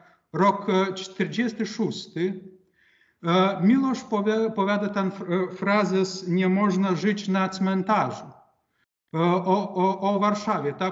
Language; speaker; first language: Polish; non-native, fluent; Lithuanian